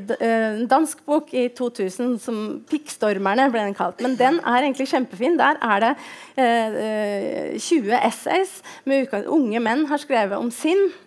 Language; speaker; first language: Norwegian; native; Norwegian